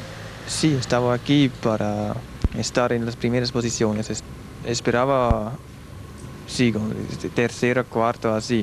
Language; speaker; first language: Spanish; non-native, learner; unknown